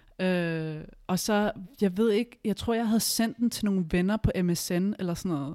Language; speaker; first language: Danish; early bilingual, other home language; Spanish